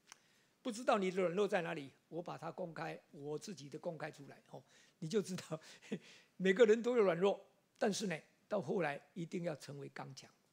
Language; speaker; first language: Chinese; native; Chinese